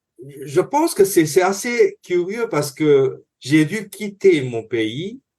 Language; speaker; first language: French; non-native, fluent; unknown